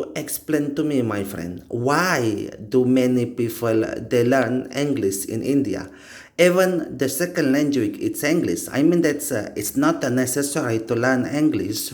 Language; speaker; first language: English; non-native, learner; Indonesian